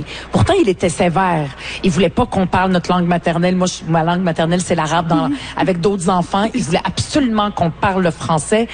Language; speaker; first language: French; early bilingual, other home language; Arabic